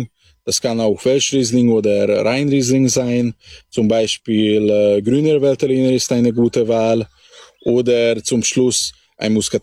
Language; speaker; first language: German; non-native, local second language; Hungarian